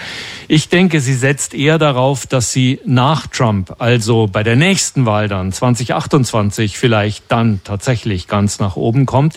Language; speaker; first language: German; native; German